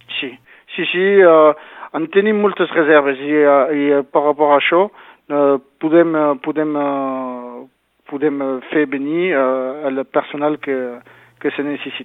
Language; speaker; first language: Catalan; non-native, local second language; French